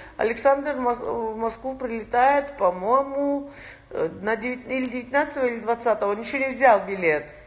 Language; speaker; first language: Russian; non-native, local second language; Georgian